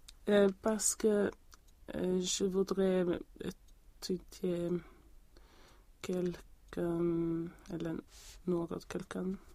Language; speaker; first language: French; non-native, learner; Swedish